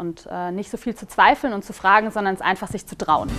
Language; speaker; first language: German; native; German